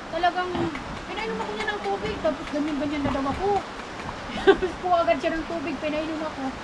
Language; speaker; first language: Filipino; non-native, local second language; Masbatenyo